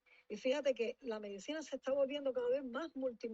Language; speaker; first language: Spanish; native; Spanish